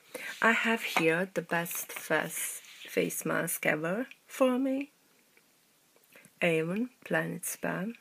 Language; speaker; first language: English; non-native, learner; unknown